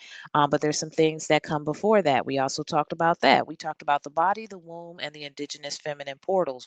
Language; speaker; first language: English; native; English